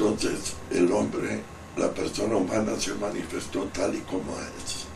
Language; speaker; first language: Spanish; non-native, fluent; Italian